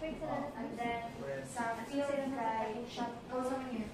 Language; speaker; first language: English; non-native, local second language; Cebuano